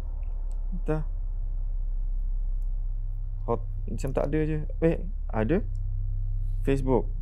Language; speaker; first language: Malay; native; Malay